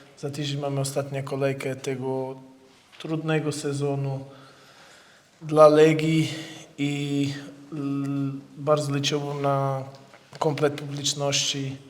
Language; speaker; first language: Polish; non-native, fluent; Portuguese